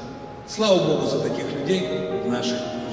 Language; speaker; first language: Russian; native; Russian